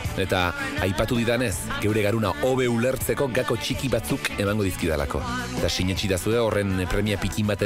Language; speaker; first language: Basque; native; Basque